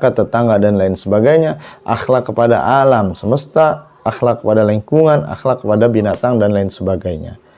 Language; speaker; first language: Indonesian; native; Indonesian